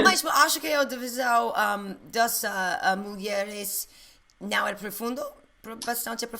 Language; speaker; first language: Portuguese; non-native, learner; English